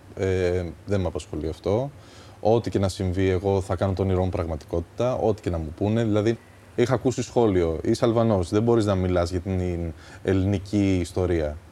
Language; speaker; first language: Greek; early bilingual, other home language; Albanian